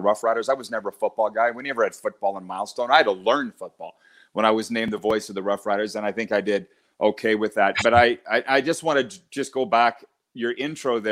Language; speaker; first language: English; native; English